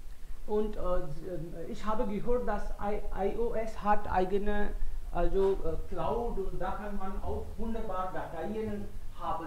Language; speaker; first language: German; non-native, fluent; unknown